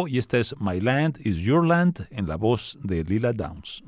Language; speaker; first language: Spanish; native; Spanish